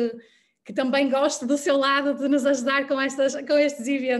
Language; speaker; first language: Portuguese; native; Portuguese